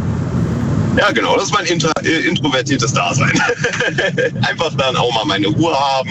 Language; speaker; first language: German; native; German